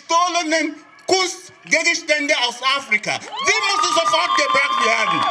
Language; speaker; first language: German; non-native, fluent; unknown